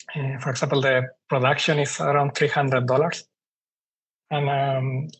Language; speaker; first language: English; non-native, fluent; Spanish